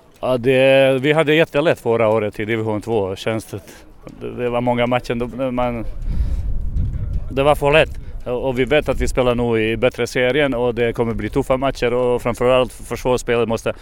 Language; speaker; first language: Swedish; non-native, fluent; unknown